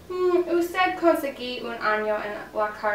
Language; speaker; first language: Spanish; non-native, learner; English